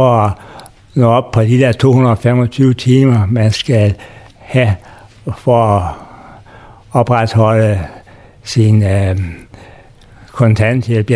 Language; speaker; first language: Danish; native; Danish